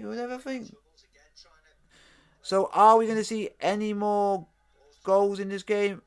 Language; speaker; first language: English; native; English